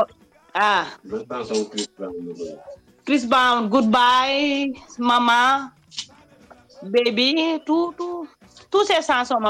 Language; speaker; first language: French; non-native, local second language; Wolof